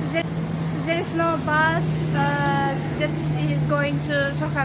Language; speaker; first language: English; non-native, fluent; Uzbek